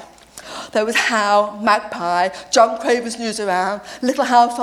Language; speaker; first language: English; native; English